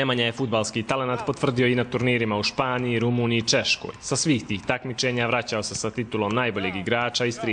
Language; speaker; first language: Serbian; native; Serbian